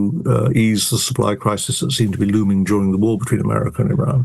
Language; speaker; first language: English; native; English